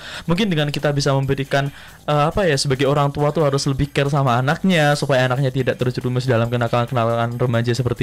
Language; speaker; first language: Indonesian; native; Indonesian